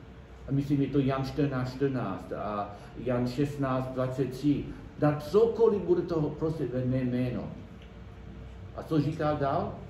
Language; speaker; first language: Czech; non-native, learner; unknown